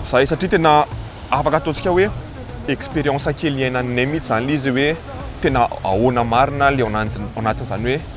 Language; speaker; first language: Malagasy; early bilingual, heritage; Malagasy